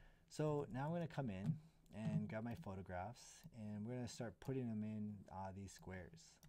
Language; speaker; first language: English; native; English